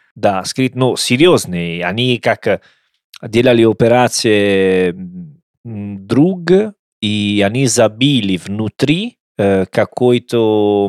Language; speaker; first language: Russian; non-native, learner; Italian